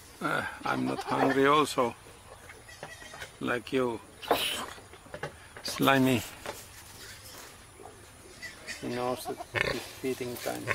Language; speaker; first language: English; non-native, learner; Finnish